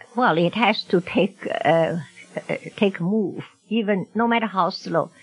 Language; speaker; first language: English; non-native, fluent; Chinese